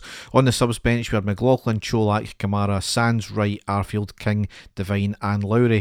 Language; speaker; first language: English; native; English